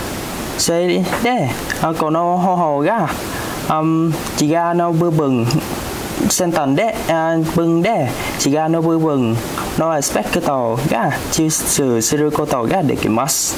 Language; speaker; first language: Japanese; non-native, learner; Vietnamese